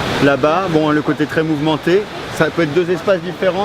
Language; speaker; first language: French; native; French